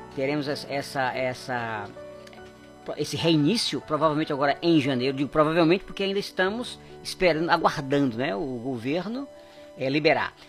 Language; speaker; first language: Portuguese; native; Portuguese